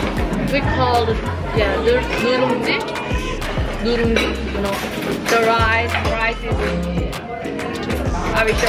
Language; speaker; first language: English; non-native, learner; Korean